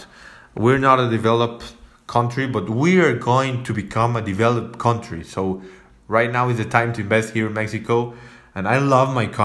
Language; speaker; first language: English; non-native, fluent; Spanish